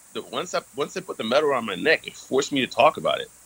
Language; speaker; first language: English; early bilingual, other home language; French